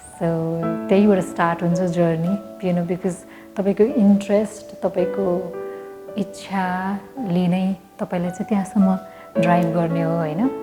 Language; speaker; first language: Nepali; native; Nepali